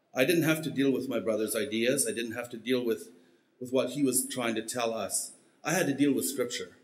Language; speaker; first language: English; early bilingual, heritage; Spanish